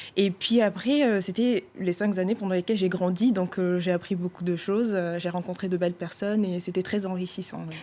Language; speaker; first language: French; non-native, local second language; Sango